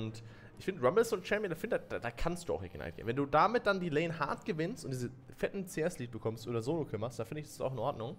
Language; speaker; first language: German; native; German